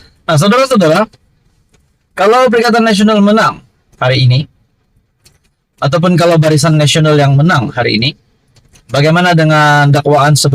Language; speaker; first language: Malay; native; Malay